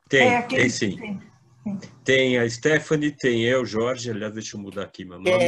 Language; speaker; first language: Portuguese; native; Portuguese